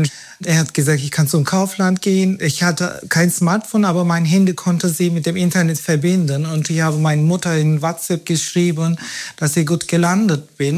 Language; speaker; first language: German; non-native, fluent; Turkish